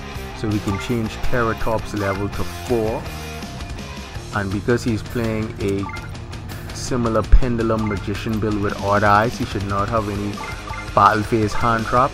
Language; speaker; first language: English; native; English